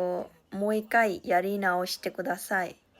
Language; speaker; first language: Japanese; non-native, learner; Khmer